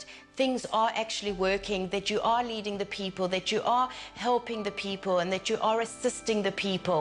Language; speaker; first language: English; native; English